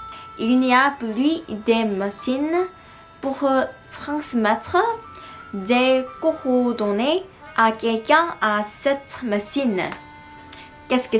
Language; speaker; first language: French; non-native, learner; Korean